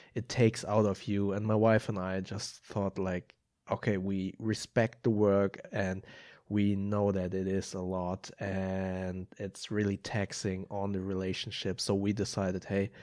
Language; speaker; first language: English; non-native, fluent; German